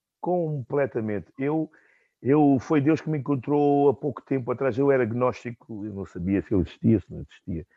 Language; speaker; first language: Portuguese; non-native, local second language; Upper Guinea Crioulo